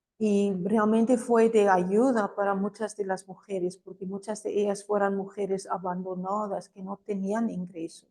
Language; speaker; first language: Spanish; non-native, fluent; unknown